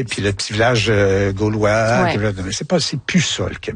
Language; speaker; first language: French; native; French